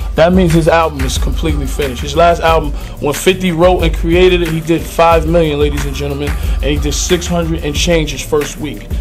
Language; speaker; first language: English; native; English